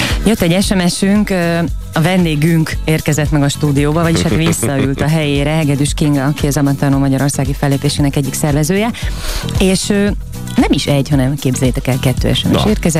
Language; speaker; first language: Hungarian; native; Hungarian